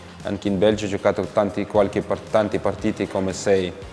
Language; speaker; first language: Italian; non-native, fluent; Ukrainian